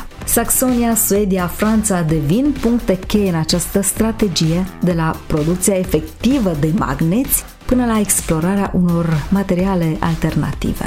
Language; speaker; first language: Romanian; native; Romanian